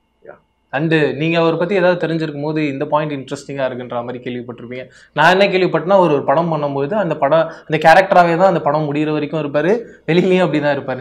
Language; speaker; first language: Tamil; native; Tamil